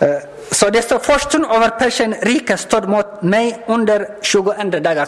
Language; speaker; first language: Swedish; non-native, learner; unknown